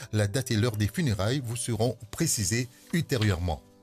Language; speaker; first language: French; non-native, local second language; Morisyen